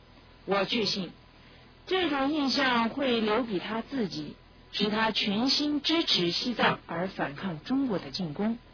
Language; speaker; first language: Chinese; native; Chinese